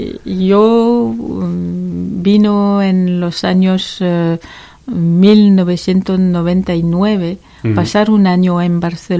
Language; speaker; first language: Spanish; non-native, learner; French